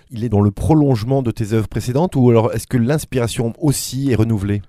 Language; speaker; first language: French; native; French